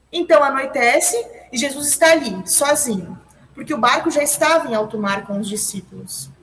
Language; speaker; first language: Portuguese; native; Portuguese